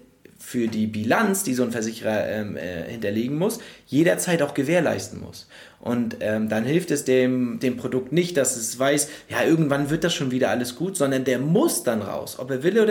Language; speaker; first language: German; native; German